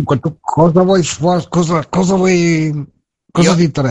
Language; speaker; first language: Italian; native; Italian